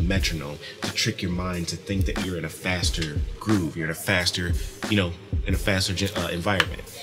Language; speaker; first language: English; native; English